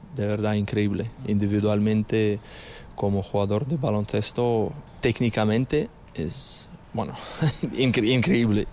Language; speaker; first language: Spanish; non-native, fluent; Ukrainian